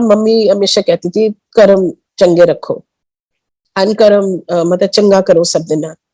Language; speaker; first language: Hindi; early bilingual, heritage; Hindi